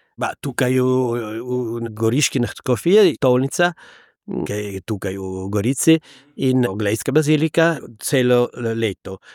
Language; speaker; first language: Slovenian; non-native, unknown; Italian